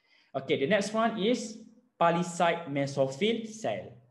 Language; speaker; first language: English; non-native, local second language; Malay